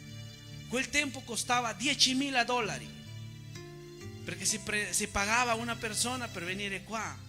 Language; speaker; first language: Italian; non-native, fluent; Spanish